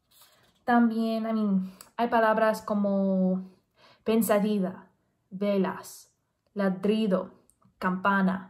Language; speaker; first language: Spanish; non-native, learner; English